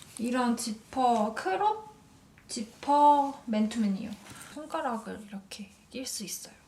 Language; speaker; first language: Korean; native; Korean